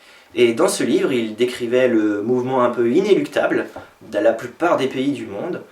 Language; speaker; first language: French; native; French